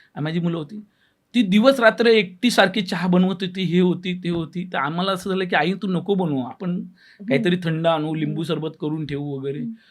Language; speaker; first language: Marathi; native; Marathi